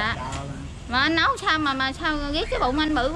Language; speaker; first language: Vietnamese; native; Vietnamese